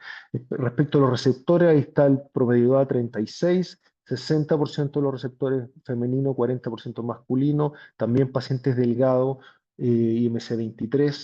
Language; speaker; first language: Spanish; native; Spanish